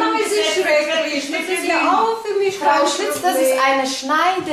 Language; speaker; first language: German; non-native, fluent; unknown